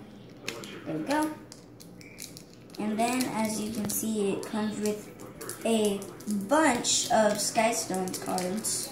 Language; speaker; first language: English; native; English